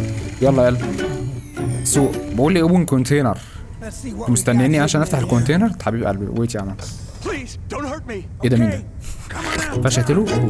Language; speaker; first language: Arabic; native; Arabic